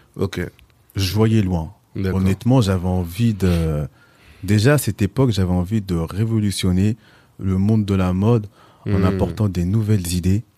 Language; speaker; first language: French; native; French